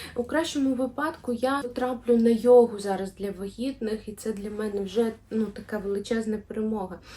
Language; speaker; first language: Ukrainian; non-native, local second language; Russian